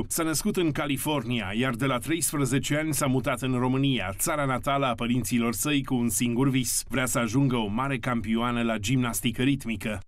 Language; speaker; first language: Romanian; native; Romanian